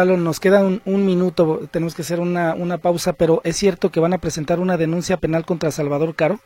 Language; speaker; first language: Spanish; native; Spanish